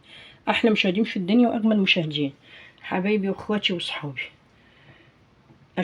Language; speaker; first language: Arabic; native; Arabic